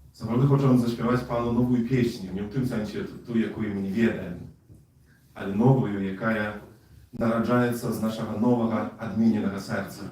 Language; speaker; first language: Polish; non-native, learner; Russian